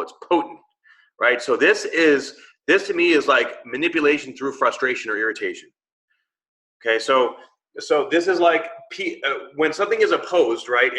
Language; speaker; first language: English; native; English